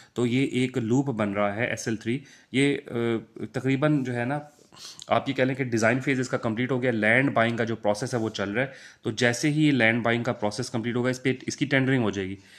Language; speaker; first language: Urdu; non-native, local second language; Punjabi